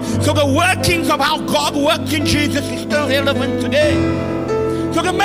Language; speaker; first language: English; native; English